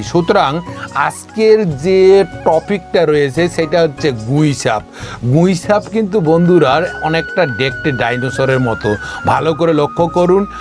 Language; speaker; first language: Bangla; non-native, local second language; Konkani